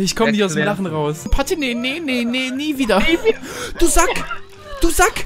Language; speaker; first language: German; native; German